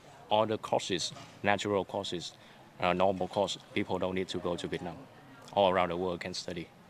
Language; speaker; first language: English; non-native, fluent; Vietnamese